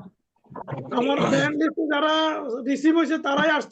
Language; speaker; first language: Bangla; native; Bangla